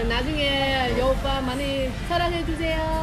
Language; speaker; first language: Korean; non-native, fluent; Vietnamese